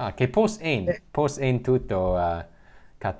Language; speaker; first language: Greek; non-native, learner; English